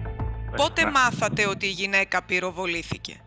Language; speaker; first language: Greek; native; Greek